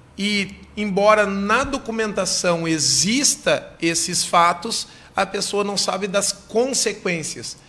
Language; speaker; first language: Portuguese; native; Portuguese